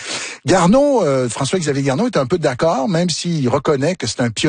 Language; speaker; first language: French; native; French